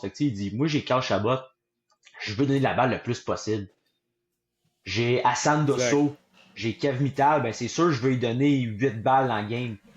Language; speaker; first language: French; native; French